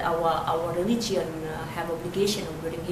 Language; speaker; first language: English; non-native, learner; Indonesian